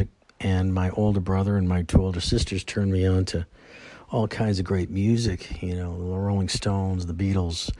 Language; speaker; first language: English; native; English